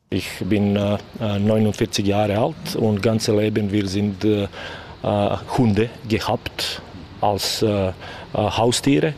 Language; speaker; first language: German; non-native, learner; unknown